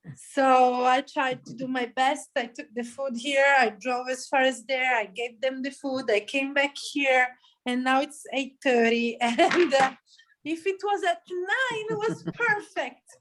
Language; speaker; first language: English; non-native, learner; Italian